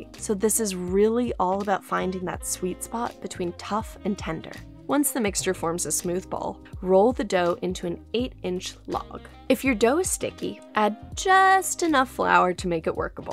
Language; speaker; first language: English; native; English